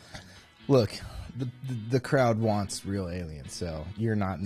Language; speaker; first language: English; native; English